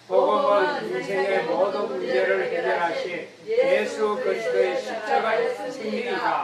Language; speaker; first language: Korean; native; Korean